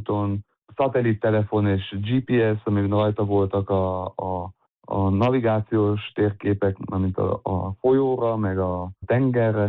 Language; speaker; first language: Hungarian; early bilingual, heritage; Hungarian